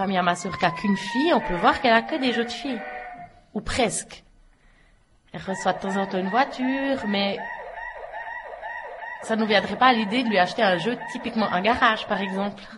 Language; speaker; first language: French; native; French